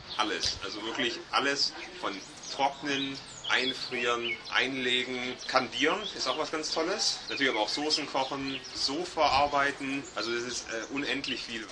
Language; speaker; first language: German; native; German